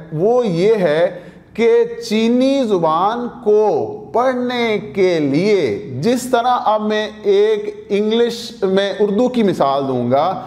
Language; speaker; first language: Urdu; non-native, local second language; Punjabi